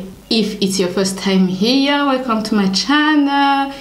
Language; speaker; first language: English; non-native, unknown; Rundi